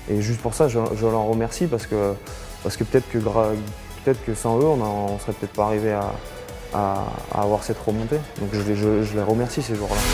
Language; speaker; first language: French; native; French